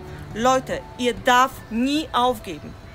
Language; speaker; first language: German; non-native, fluent; Polish